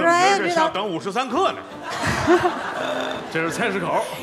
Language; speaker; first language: Chinese; native; Chinese